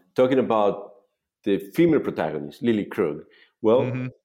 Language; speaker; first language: English; non-native, fluent; Spanish